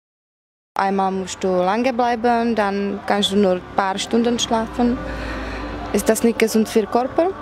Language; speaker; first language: German; non-native, learner; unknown